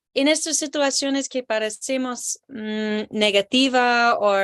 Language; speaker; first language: Spanish; non-native, learner; English